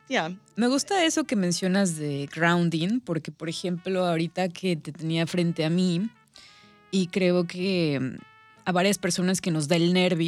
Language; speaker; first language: Spanish; native; Spanish